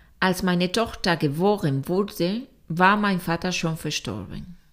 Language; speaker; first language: German; non-native, fluent; Spanish